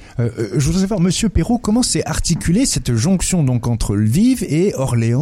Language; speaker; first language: French; native; French